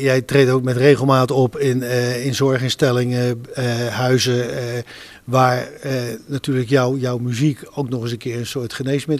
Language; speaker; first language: Dutch; native; Dutch